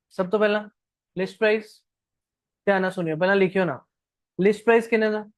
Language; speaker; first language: Hindi; non-native, local second language; Punjabi